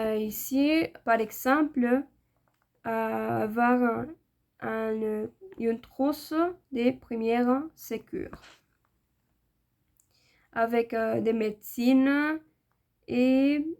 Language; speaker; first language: French; non-native, learner; Spanish